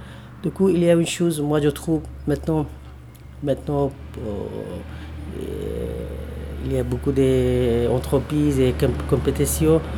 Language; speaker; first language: French; non-native, learner; Bangla